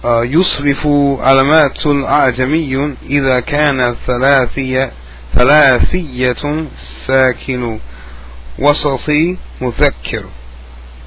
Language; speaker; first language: Arabic; non-native, fluent; English